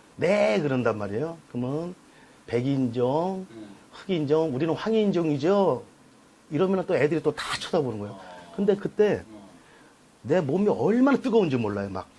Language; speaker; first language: Korean; native; Korean